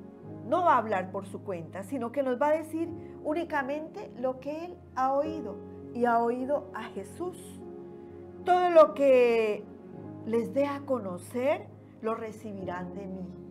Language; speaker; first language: Spanish; native; Spanish